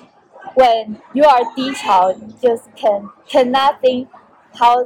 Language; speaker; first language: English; non-native, learner; Chinese